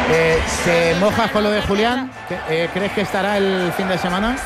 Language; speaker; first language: Spanish; native; Spanish